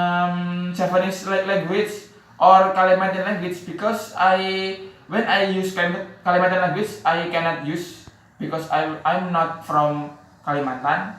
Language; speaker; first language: English; non-native, learner; Javanese